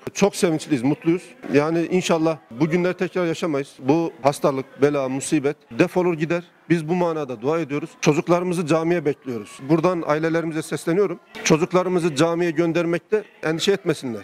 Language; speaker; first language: Turkish; native; Turkish